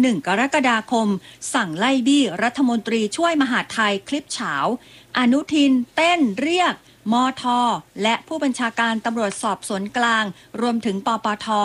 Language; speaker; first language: Thai; native; Thai